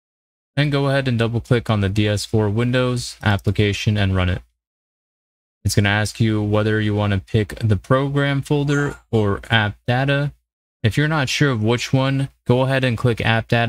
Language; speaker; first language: English; native; English